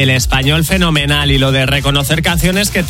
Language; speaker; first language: Spanish; native; Spanish